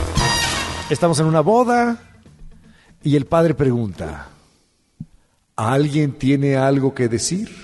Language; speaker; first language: Spanish; native; Spanish